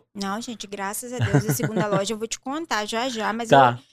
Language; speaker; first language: Portuguese; native; Portuguese